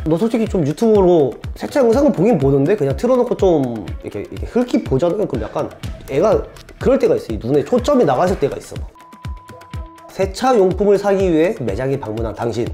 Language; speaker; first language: Korean; native; Korean